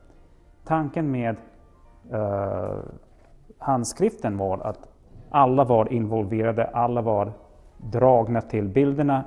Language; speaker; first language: Swedish; non-native, fluent; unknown